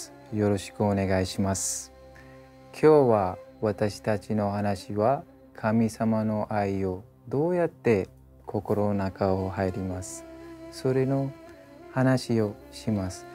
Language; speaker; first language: Japanese; non-native, learner; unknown